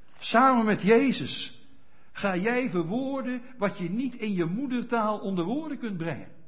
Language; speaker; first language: Dutch; native; Dutch